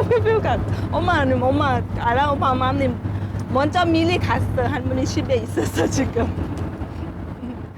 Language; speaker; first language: Korean; non-native, learner; Thai